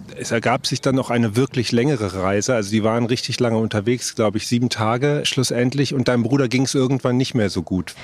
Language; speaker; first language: German; native; German